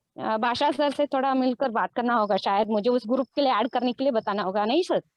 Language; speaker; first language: Hindi; non-native, local second language; Kannada